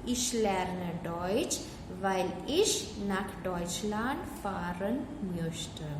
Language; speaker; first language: German; non-native, fluent; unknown